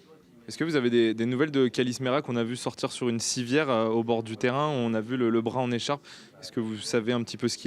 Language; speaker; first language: French; native; French